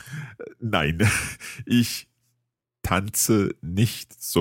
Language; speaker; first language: German; non-native, learner; English